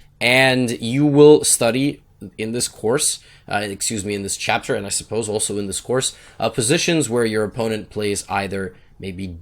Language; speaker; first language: English; native; English